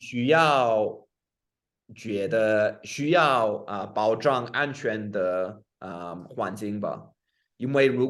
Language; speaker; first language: Chinese; non-native, fluent; English